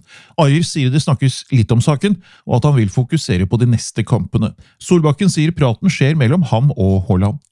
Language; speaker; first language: Norwegian; native; Norwegian